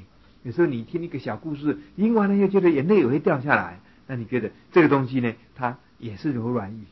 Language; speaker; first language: Chinese; native; Chinese